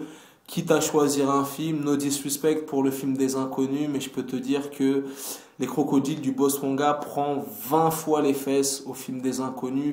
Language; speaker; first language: French; native; French